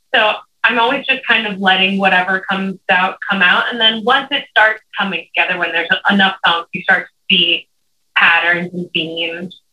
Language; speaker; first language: English; native; English